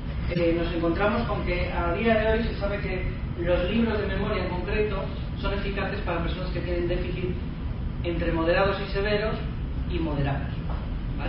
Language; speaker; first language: Spanish; native; Spanish